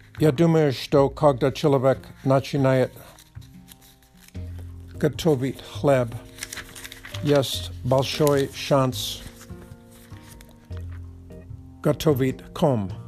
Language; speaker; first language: Russian; non-native, learner; English